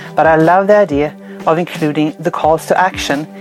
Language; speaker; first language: English; non-native, fluent; Swedish